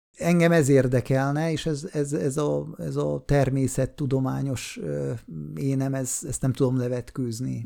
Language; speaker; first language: Hungarian; non-native, fluent; Swiss German